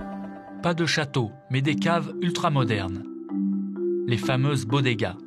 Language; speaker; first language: French; native; French